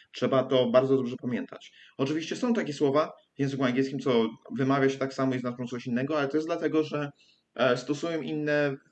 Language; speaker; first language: Polish; early bilingual, heritage; English